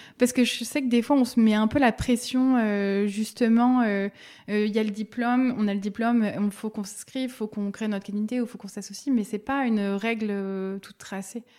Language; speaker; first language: French; native; French